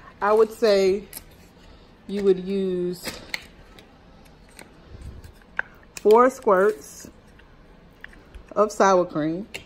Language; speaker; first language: English; native; English